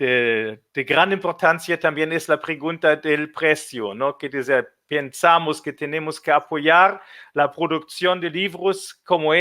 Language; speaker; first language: Spanish; non-native, fluent; German